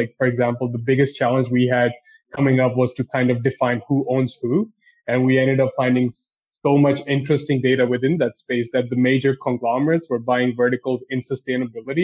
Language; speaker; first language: English; non-native, local second language; Urdu